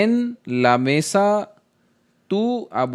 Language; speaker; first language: Spanish; non-native, learner; Hindi